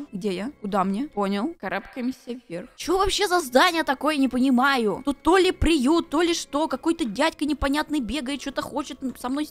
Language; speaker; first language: Russian; native; Russian